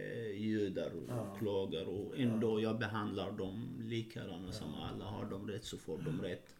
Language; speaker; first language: Swedish; non-native, fluent; Arabic